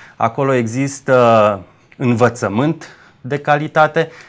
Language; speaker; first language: Romanian; native; Romanian